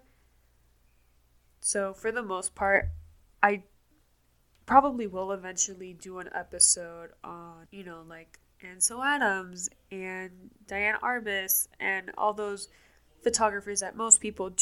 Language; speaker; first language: English; native; English